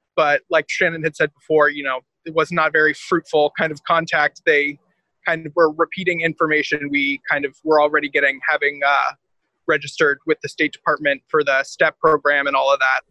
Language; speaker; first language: English; native; English